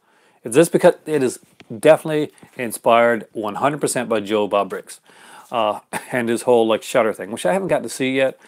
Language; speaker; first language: English; native; English